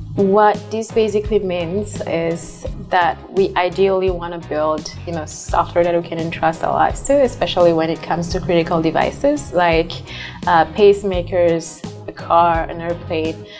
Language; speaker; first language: English; non-native, fluent; Rundi